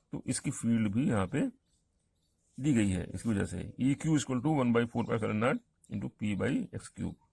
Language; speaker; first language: Hindi; native; Hindi